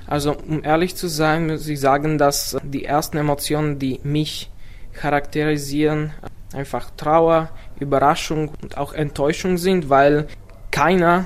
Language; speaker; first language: German; non-native, fluent; Slovak